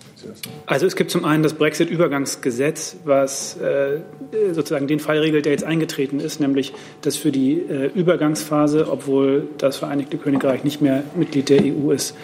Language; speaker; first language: German; native; German